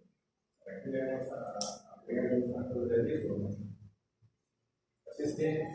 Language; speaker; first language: Spanish; native; Spanish